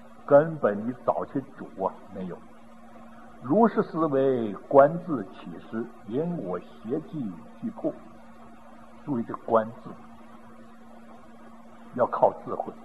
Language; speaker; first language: Chinese; native; Chinese